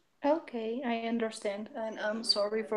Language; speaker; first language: English; non-native, fluent; Spanish